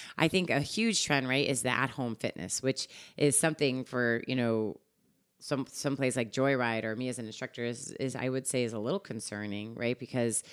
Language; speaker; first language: English; native; English